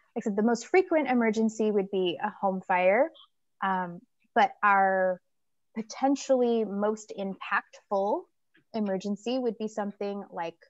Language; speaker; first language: English; native; English